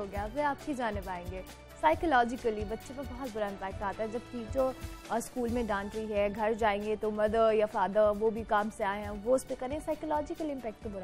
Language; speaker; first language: Urdu; native; Urdu